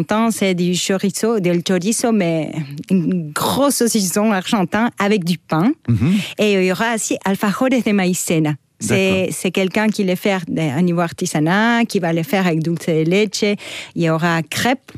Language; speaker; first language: French; non-native, fluent; Spanish